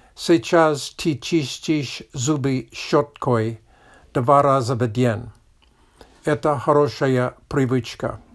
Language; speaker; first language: Russian; non-native, learner; English